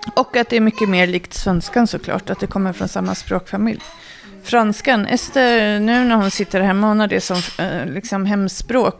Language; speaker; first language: Swedish; native; Swedish